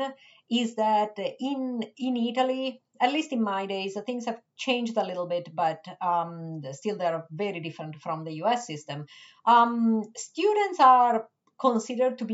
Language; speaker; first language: English; non-native, fluent; Italian